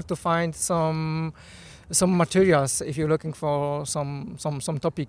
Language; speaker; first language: English; non-native, fluent; Polish